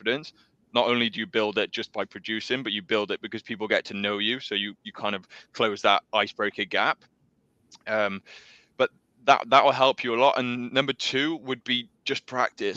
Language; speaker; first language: English; native; English